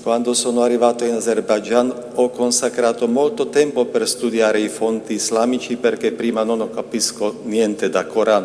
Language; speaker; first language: Italian; non-native, learner; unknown